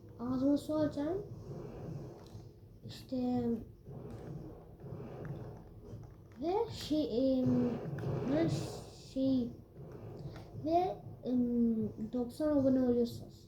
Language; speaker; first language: Turkish; early bilingual, heritage; Turkish